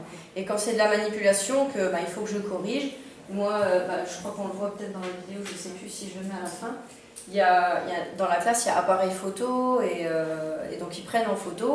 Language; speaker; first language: French; native; French